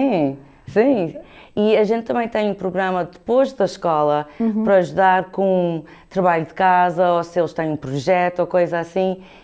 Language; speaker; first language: Portuguese; early bilingual, heritage; Portuguese